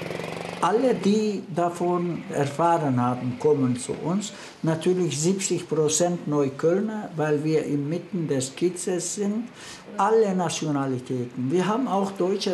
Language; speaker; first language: German; non-native, fluent; Turkish